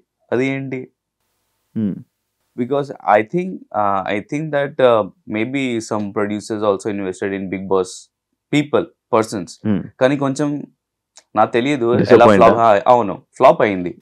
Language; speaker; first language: Telugu; non-native, local second language; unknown